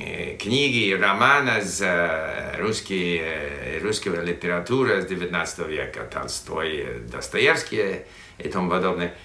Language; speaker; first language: Russian; non-native, fluent; English